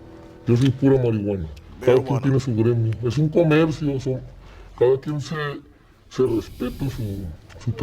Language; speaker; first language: Spanish; native; Spanish